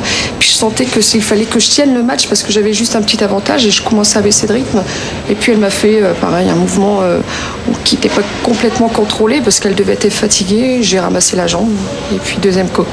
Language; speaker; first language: French; native; French